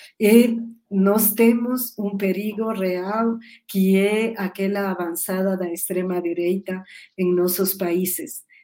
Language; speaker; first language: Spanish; native; Spanish